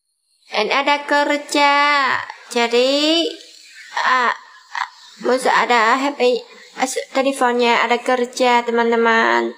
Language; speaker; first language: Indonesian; non-native, learner; Vietnamese